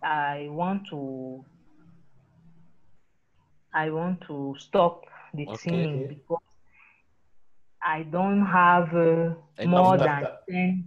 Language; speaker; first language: English; non-native, learner; French